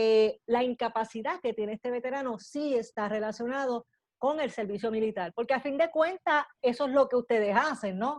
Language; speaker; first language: Spanish; native; Spanish